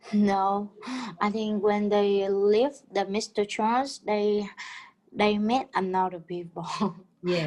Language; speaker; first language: English; non-native, learner; Vietnamese